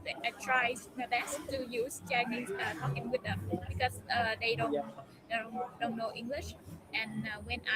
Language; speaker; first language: English; non-native, learner; Vietnamese